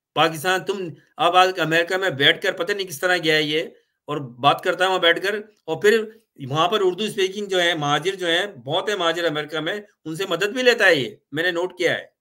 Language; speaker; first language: Urdu; native; Urdu